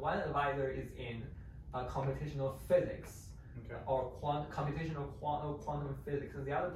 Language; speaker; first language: English; non-native, fluent; Chinese